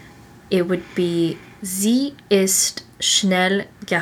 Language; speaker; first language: German; non-native, learner; English